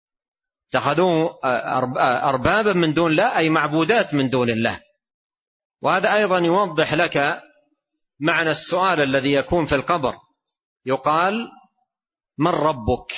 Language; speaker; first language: Arabic; native; Arabic